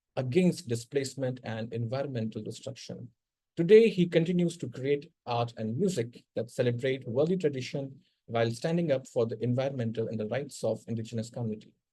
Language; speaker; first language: English; non-native, local second language; Hindi